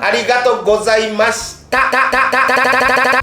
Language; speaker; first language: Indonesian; non-native, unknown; Japanese